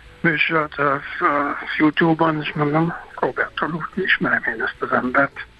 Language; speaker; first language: Hungarian; non-native, fluent; German